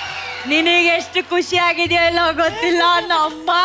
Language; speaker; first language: Kannada; native; Kannada